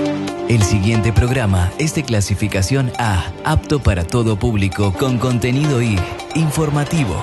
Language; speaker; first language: Spanish; native; Spanish